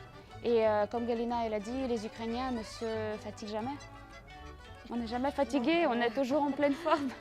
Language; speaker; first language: French; non-native, local second language; Ukrainian